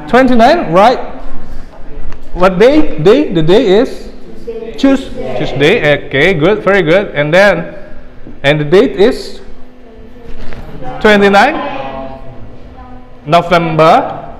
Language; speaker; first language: English; non-native, fluent; Indonesian